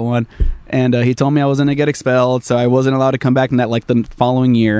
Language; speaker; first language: English; early bilingual, other home language; Spanish